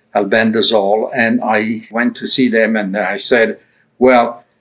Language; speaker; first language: English; non-native, fluent; French